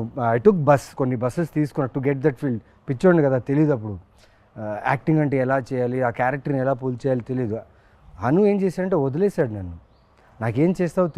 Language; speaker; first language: Telugu; native; Telugu